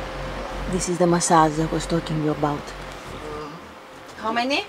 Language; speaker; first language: English; non-native, fluent; Greek